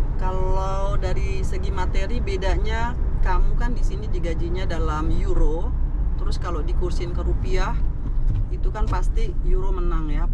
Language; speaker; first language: Indonesian; native; Indonesian